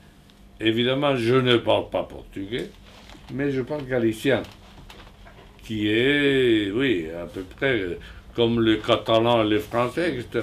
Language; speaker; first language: French; non-native, fluent; Spanish